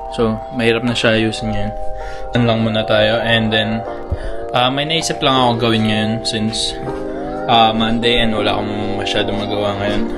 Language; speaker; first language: Filipino; native; Filipino